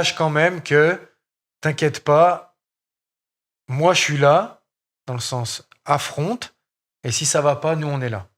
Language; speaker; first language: French; native; French